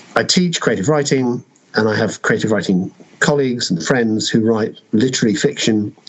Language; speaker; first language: English; native; English